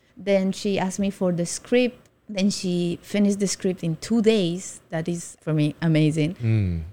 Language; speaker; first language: English; non-native, fluent; Spanish